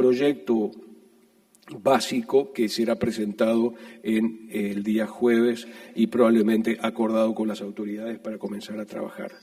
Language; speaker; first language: Spanish; native; Spanish